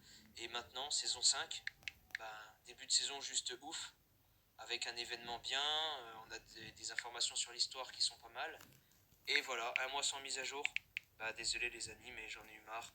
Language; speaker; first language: French; native; French